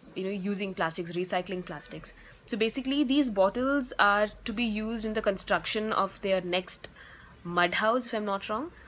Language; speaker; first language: English; non-native, local second language; Tamil